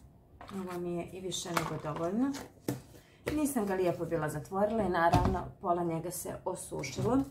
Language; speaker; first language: Croatian; native; Croatian